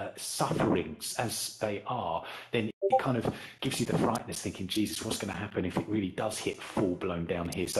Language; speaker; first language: English; native; English